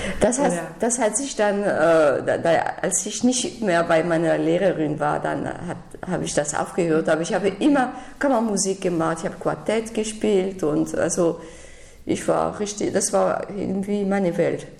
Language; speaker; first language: German; non-native, fluent; French